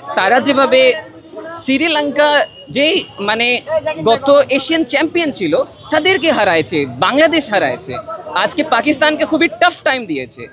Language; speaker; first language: Bangla; non-native, learner; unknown